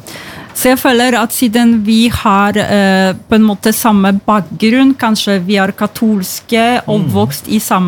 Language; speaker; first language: Norwegian; non-native, fluent; Polish